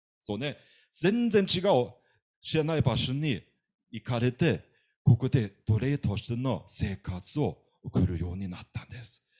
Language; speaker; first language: Japanese; non-native, fluent; German